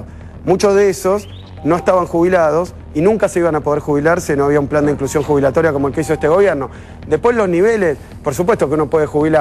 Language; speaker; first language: Spanish; native; Spanish